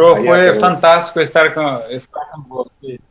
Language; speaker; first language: Spanish; non-native, learner; Portuguese